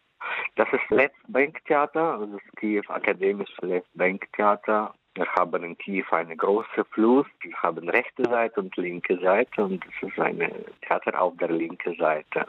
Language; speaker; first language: German; non-native, fluent; Ukrainian